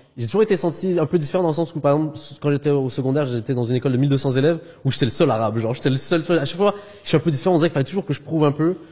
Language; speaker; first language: French; early bilingual, other home language; Arabic